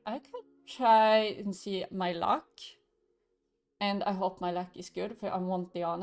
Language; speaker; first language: English; non-native, learner; Swedish